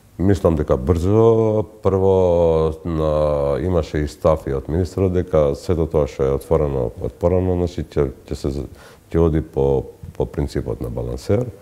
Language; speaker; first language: Macedonian; non-native, local second language; Albanian